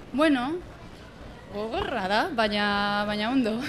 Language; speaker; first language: Basque; non-native, learner; Spanish